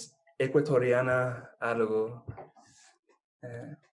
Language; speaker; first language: Spanish; non-native, fluent; English